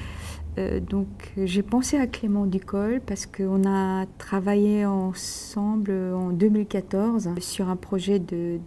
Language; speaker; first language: French; non-native, fluent; Korean